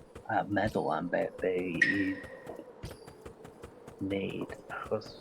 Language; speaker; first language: Welsh; non-native, learner; English